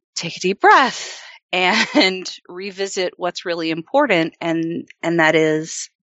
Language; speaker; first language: English; native; English